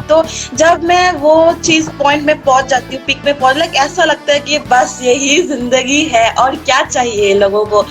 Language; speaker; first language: Hindi; non-native, local second language; Assamese